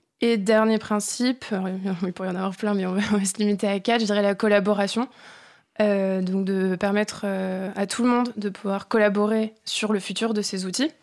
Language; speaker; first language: French; native; French